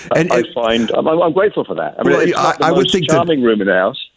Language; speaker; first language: English; native; English